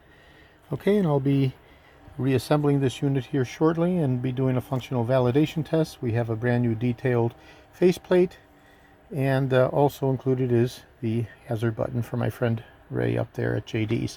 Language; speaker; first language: English; native; English